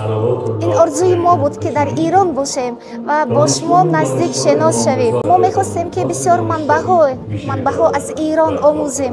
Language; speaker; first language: Persian; non-native, learner; Uzbek